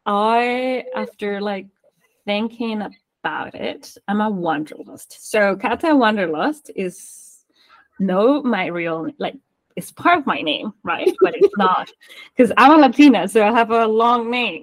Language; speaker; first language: English; non-native, fluent; Spanish